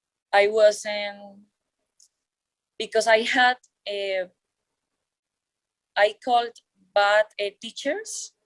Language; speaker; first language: English; non-native, learner; Spanish